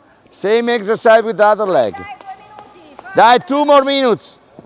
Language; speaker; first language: English; non-native, learner; Italian